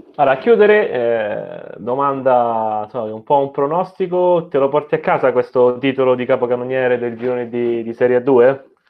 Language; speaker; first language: Italian; native; Italian